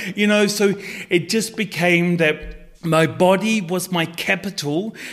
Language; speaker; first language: English; native; English